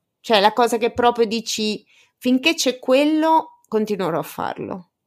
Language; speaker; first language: Italian; native; Italian